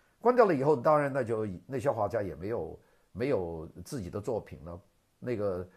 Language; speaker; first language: Chinese; non-native, local second language; Cantonese